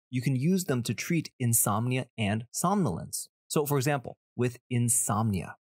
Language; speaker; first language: English; early bilingual, other home language; Chinese